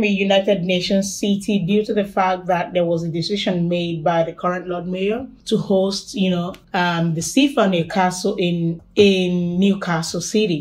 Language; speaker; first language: English; non-native, local second language; Yoruba